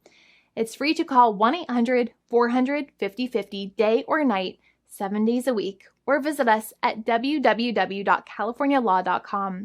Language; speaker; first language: English; native; English